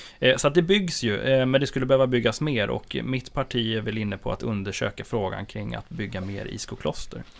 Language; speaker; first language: Swedish; native; Swedish